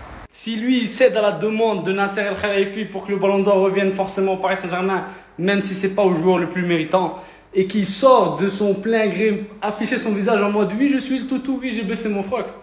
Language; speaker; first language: French; native; French